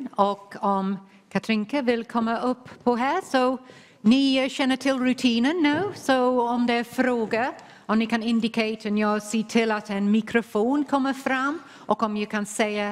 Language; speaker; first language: Swedish; non-native, fluent; English